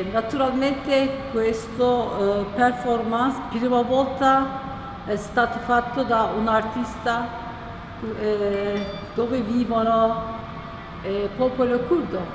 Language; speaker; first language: Italian; non-native, learner; Turkish